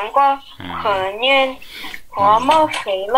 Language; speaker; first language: Chinese; non-native, learner; English